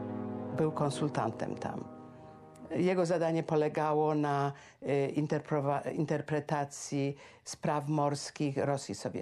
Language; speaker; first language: Polish; native; Polish